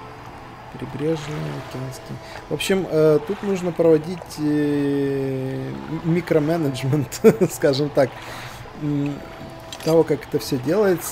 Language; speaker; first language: Russian; native; Russian